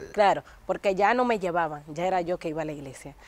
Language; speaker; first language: Spanish; native; Spanish